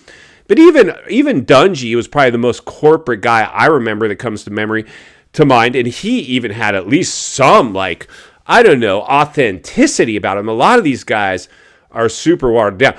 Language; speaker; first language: English; native; English